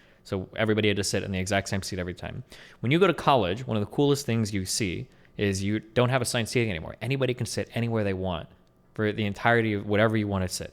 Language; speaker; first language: English; native; English